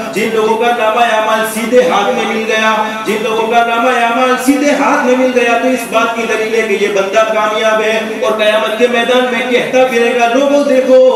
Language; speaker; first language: Hindi; non-native, local second language; Gujarati